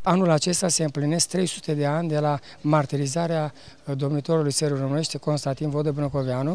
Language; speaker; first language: Romanian; native; Romanian